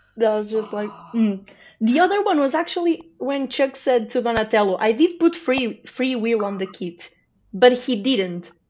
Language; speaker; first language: English; non-native, fluent; Portuguese